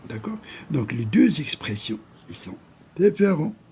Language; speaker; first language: French; non-native, local second language; Arabic